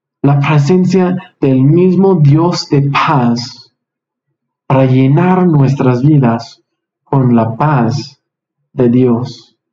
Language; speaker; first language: Spanish; non-native, fluent; English